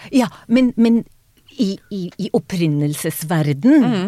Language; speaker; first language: Norwegian; non-native, fluent; Hebrew